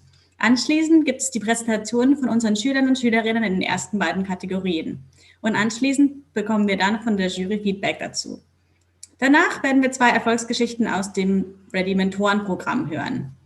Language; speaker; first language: German; native; German